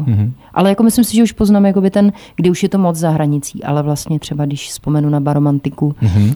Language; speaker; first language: Czech; native; Czech